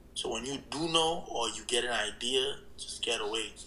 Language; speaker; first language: English; early bilingual, other home language; Haitian Creole